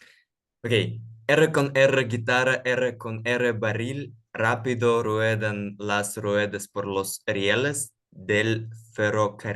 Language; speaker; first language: Spanish; non-native, learner; Russian